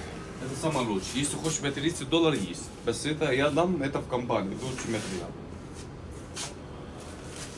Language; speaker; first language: Russian; non-native, learner; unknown